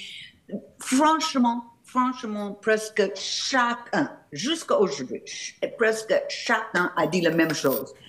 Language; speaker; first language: French; non-native, fluent; English